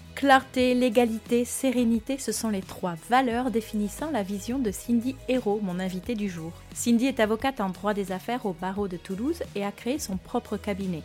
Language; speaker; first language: French; native; French